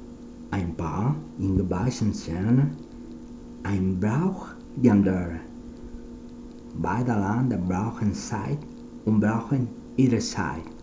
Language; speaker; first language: German; non-native, learner; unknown